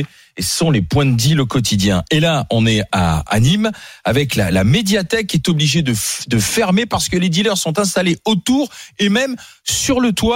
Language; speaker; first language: French; native; French